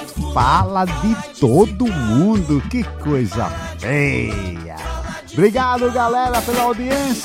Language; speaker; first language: Portuguese; native; Portuguese